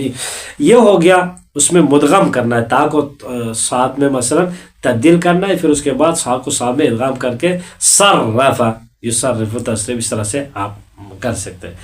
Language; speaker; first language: Urdu; non-native, local second language; Balti